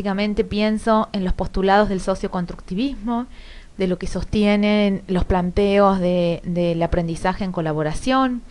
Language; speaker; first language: Spanish; native; Spanish